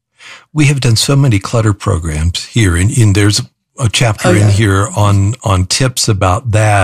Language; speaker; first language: English; native; English